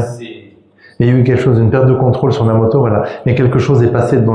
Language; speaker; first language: French; native; French